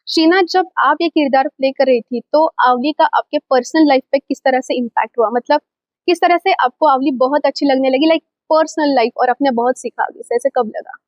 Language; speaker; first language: Hindi; non-native, local second language; Marathi